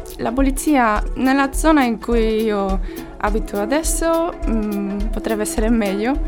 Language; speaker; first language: Italian; non-native, learner; Spanish